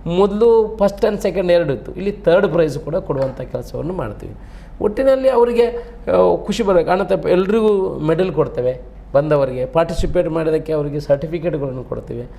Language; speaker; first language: Kannada; non-native, local second language; Tulu